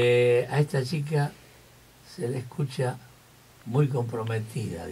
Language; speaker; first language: Spanish; native; Spanish